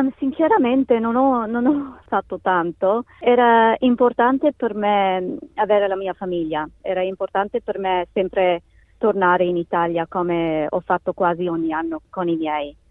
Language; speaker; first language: Italian; early bilingual, heritage; Italian